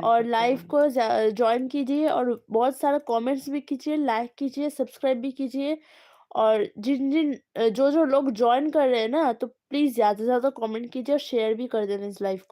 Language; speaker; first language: Hindi; non-native, local second language; Bangla